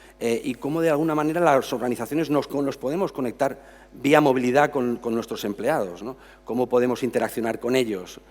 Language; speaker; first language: Spanish; native; Spanish